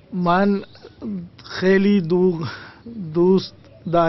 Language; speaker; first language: Persian; non-native, learner; Urdu